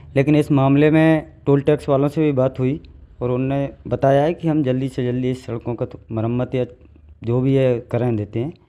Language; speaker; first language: Hindi; native; Hindi